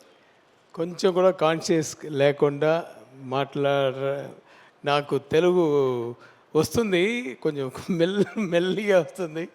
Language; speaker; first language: Telugu; non-native, learner; Tamil